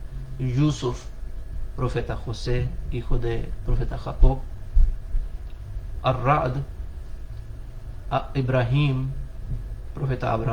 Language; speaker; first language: Spanish; non-native, fluent; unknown